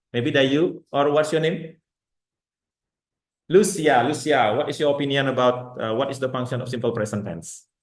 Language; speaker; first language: English; non-native, fluent; Indonesian